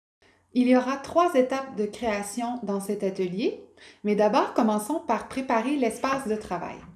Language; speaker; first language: French; native; French